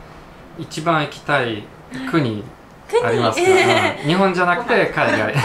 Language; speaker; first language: Japanese; non-native, fluent; Polish